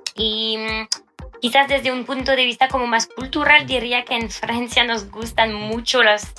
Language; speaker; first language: Spanish; non-native, fluent; French